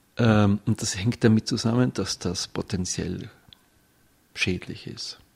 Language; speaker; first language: German; native; German